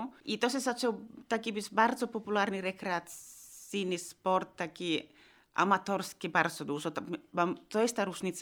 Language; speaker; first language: Polish; non-native, fluent; Finnish